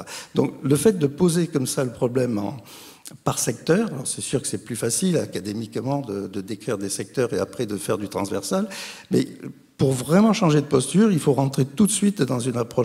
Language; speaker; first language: French; native; French